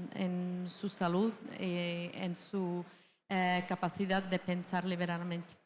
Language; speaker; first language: Spanish; non-native, fluent; Czech